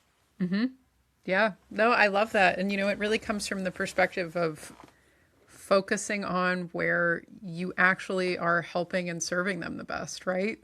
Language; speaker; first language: English; native; English